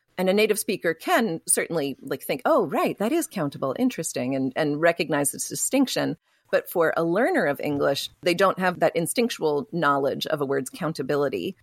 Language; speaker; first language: English; native; English